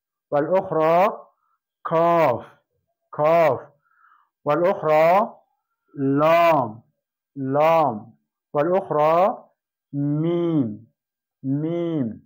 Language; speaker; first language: Arabic; non-native, fluent; Persian